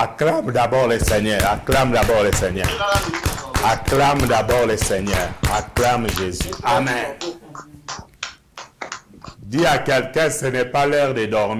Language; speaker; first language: French; non-native, local second language; Lingala